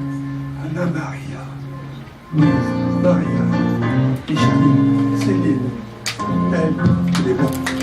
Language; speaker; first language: French; native; French